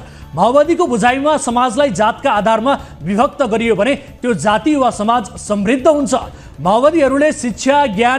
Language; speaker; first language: Nepali; native; Nepali